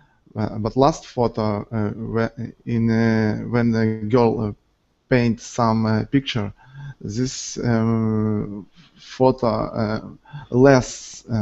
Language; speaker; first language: English; non-native, learner; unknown